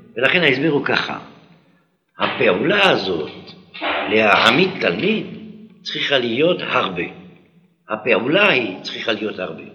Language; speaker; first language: Hebrew; non-native, fluent; French